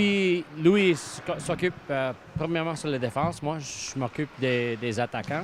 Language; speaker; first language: French; non-native, fluent; English